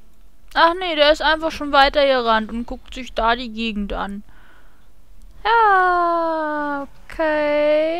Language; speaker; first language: German; native; German